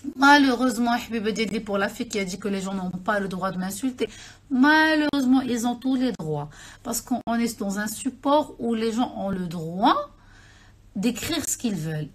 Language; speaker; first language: French; non-native, local second language; Arabic